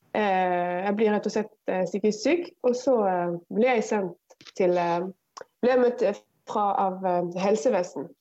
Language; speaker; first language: Norwegian; non-native, fluent; Arabic